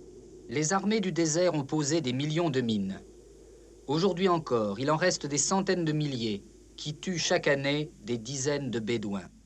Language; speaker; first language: French; native; French